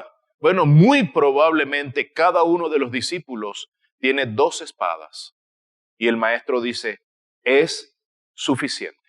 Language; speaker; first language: Spanish; native; Spanish